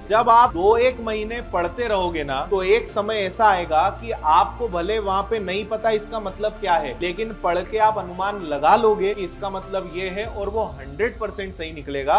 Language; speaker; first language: Hindi; native; Hindi